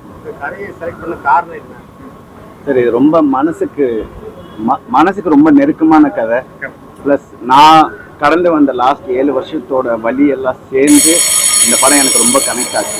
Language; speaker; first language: Tamil; native; Tamil